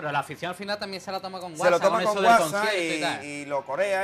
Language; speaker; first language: Spanish; native; Spanish